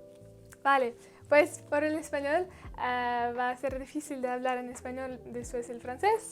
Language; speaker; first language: Spanish; non-native, learner; Russian